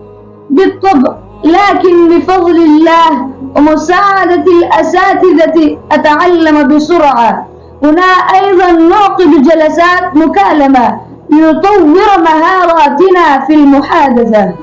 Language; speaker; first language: Arabic; non-native, learner; Urdu